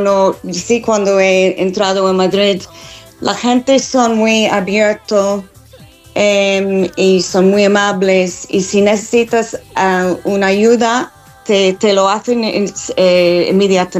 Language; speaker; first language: Spanish; non-native, learner; English